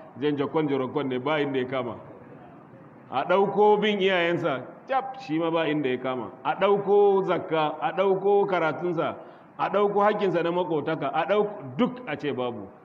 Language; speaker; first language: Hausa; non-native, local second language; Kanuri